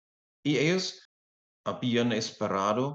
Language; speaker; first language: Spanish; non-native, fluent; German